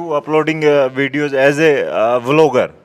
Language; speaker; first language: English; non-native, learner; Hindi